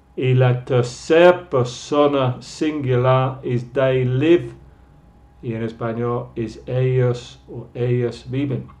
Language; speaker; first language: Spanish; non-native, fluent; English